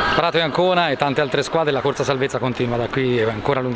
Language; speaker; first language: Italian; native; Italian